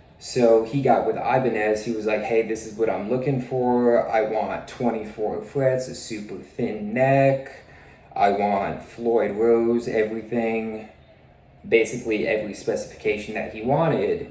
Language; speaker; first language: English; native; English